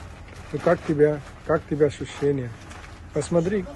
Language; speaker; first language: Russian; non-native, learner; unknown